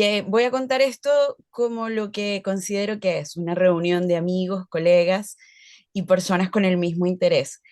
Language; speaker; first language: Spanish; native; Spanish